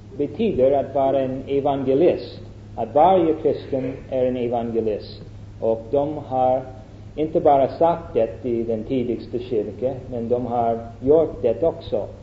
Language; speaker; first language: Swedish; non-native, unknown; English